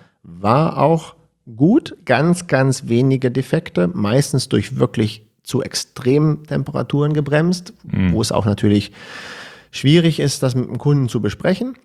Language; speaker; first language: German; native; German